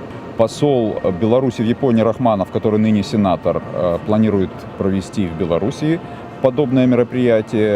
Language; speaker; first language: Russian; native; Russian